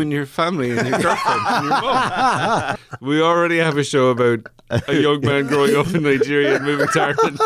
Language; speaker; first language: English; native; English